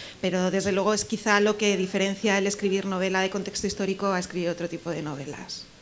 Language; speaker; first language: Spanish; native; Spanish